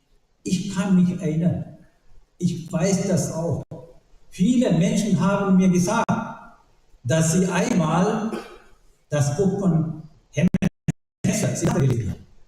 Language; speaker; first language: German; non-native, learner; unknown